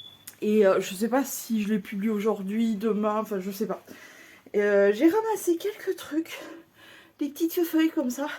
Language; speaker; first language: French; native; French